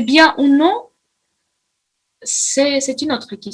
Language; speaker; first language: French; non-native, fluent; Russian